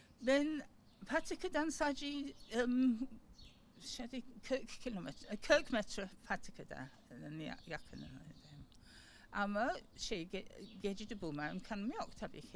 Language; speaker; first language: Turkish; non-native, learner; English